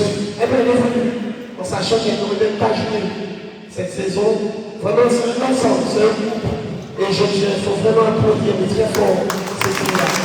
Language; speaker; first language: French; native; French